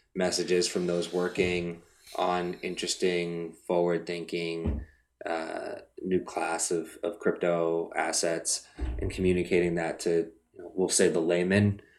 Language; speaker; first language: English; native; English